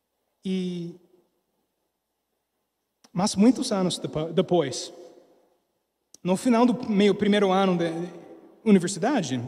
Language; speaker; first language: Portuguese; non-native, learner; English